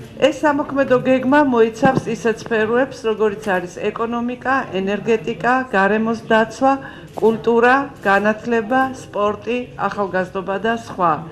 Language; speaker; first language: Georgian; native; Georgian